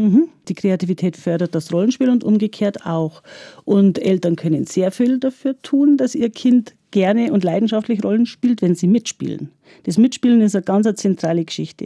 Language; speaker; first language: German; native; German